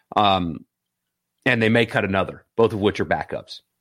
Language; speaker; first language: English; native; English